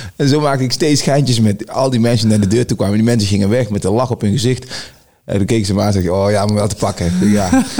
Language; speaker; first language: Dutch; early bilingual, other home language; Sranan Tongo